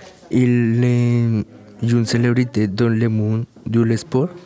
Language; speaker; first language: French; non-native, learner; Spanish